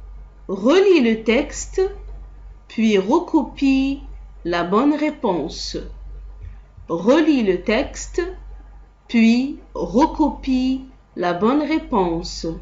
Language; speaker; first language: French; non-native, local second language; Arabic